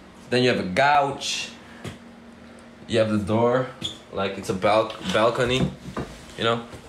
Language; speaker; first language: English; non-native, fluent; Slovak